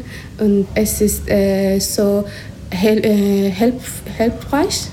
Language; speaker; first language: German; non-native, learner; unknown